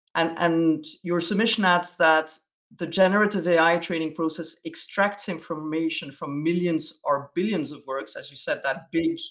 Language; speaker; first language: English; non-native, fluent; Dutch